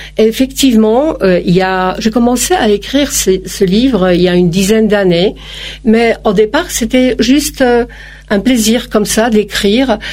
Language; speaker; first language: French; non-native, fluent; Polish